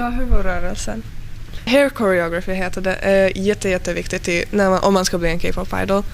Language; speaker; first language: Swedish; early bilingual, other home language; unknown